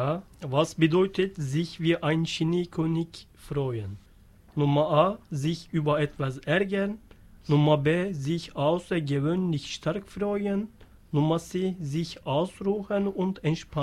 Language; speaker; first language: German; non-native, learner; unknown